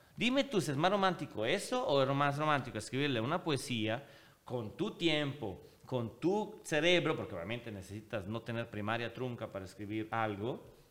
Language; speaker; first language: Spanish; non-native, fluent; Italian